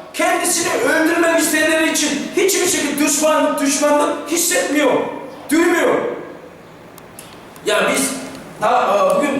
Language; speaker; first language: Turkish; non-native, fluent; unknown